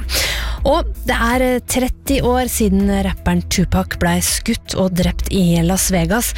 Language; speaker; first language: Norwegian; native; Norwegian